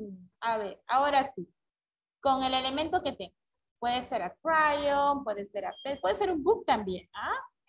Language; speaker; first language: Spanish; native; Spanish